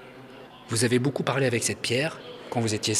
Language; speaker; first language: French; native; French